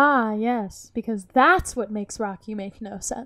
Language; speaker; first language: English; native; English